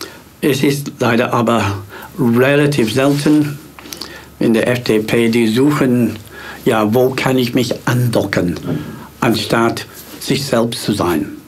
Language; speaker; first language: German; non-native, fluent; English